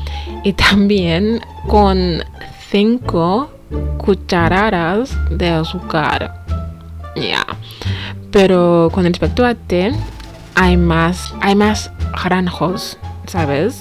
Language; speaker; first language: Spanish; non-native, fluent; English